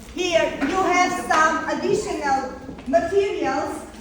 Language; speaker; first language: English; non-native, fluent; Armenian